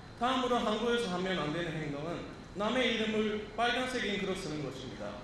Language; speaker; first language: Korean; non-native, fluent; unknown